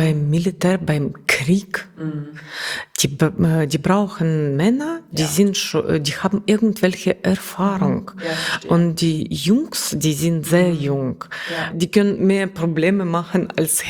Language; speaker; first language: German; non-native, learner; Russian